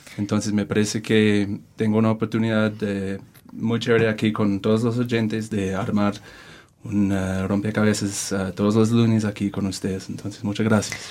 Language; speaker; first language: Spanish; non-native, fluent; English